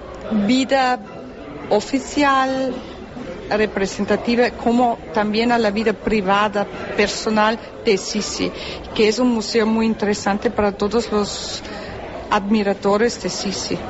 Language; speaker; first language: Spanish; non-native, fluent; German